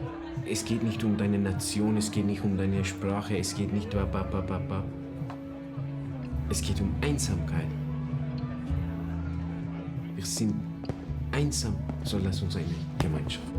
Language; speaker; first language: German; non-native, fluent; Persian